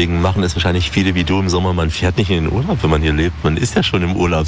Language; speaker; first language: German; native; German